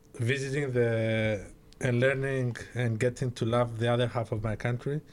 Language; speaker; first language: English; early bilingual, other home language; Greek